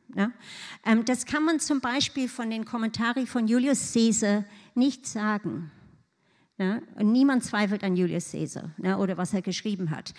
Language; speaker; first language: German; non-native, fluent; English